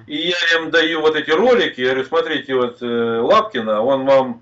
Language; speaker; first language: Russian; native; Russian